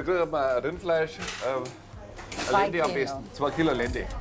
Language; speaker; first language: German; native; German